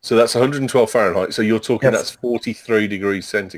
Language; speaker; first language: English; native; English